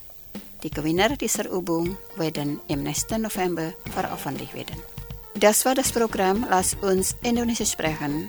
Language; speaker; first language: German; non-native, fluent; Indonesian